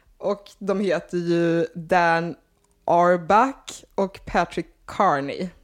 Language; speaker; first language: Swedish; native; Swedish